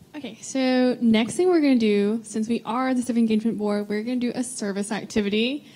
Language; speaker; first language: English; native; English